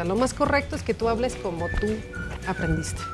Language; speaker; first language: Spanish; non-native, fluent; English